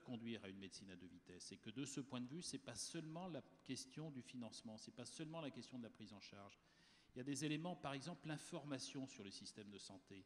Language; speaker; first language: French; native; French